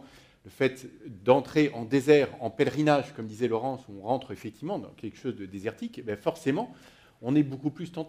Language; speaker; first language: French; native; French